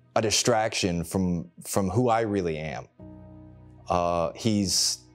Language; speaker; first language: English; native; English